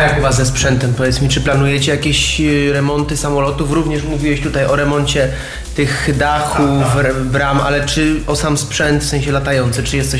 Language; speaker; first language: Polish; native; Polish